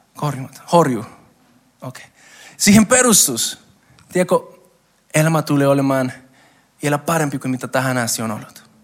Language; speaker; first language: Finnish; non-native, fluent; Spanish